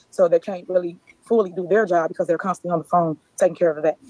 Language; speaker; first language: English; native; English